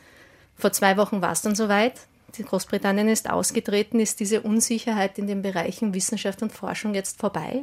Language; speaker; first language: German; native; German